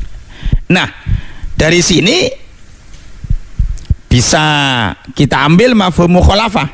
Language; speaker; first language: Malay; non-native, local second language; Javanese